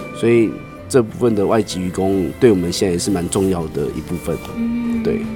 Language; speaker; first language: Chinese; native; Chinese